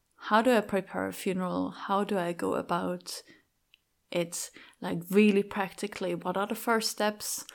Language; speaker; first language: English; non-native, fluent; Swiss German